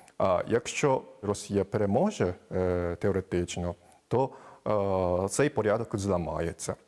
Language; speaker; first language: Ukrainian; non-native, fluent; Japanese